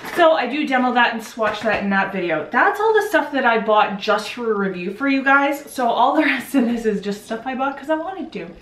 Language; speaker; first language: English; native; English